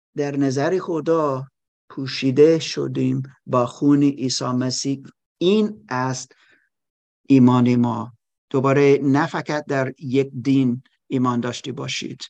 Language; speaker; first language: Persian; non-native, learner; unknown